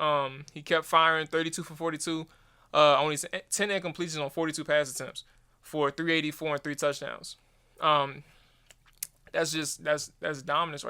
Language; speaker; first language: English; native; English